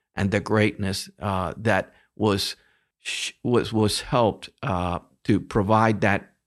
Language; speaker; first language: English; early bilingual, other home language; Spanish